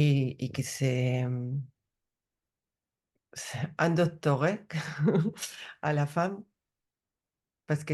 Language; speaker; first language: French; non-native, learner; Spanish